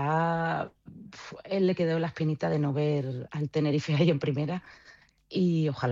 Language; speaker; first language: Spanish; native; Spanish